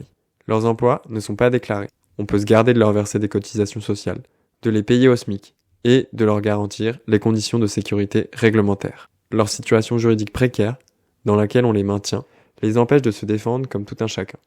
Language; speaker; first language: French; native; French